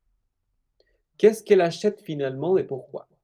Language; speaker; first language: French; non-native, fluent; Spanish